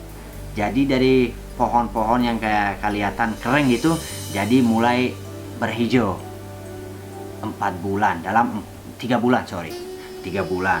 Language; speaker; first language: Indonesian; non-native, fluent; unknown